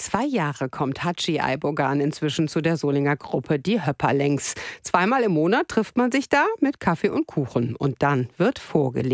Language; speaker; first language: German; native; German